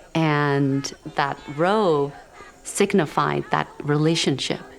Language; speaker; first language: English; early bilingual, other home language; Khmer